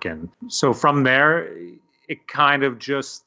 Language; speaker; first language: English; native; English